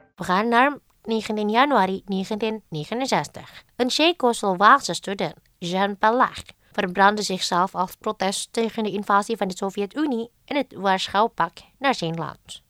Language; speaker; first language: Dutch; non-native, fluent; Indonesian